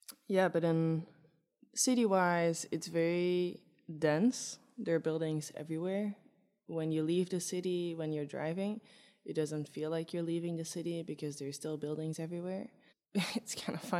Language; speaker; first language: English; non-native, fluent; Dutch